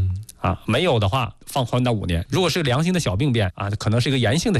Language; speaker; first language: Chinese; native; Chinese